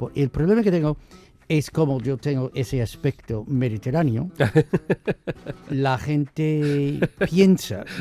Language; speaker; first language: Spanish; non-native, fluent; English